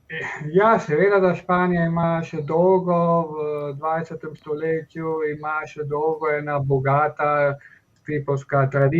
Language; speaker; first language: Slovenian; non-native, fluent; Spanish